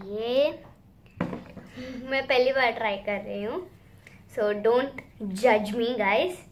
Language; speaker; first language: Hindi; non-native, local second language; Gujarati